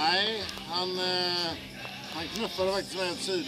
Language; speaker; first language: Swedish; native; Swedish